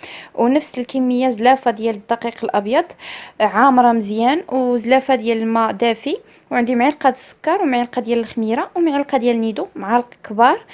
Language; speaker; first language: Arabic; native; Arabic